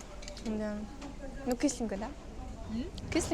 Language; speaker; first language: Russian; non-native, fluent; Mongolian